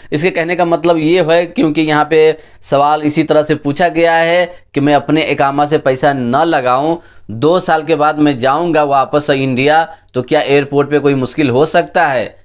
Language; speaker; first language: Hindi; native; Hindi